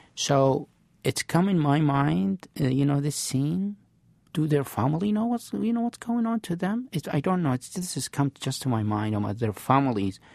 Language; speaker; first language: English; non-native, fluent; Arabic